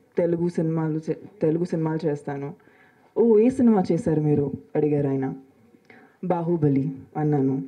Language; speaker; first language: Telugu; non-native, local second language; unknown